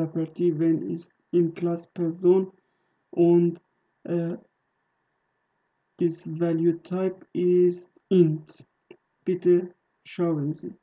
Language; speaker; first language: German; non-native, learner; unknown